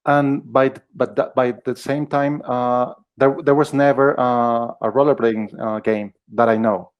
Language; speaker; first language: English; non-native, fluent; Spanish